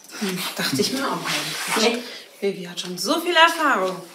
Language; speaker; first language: German; native; German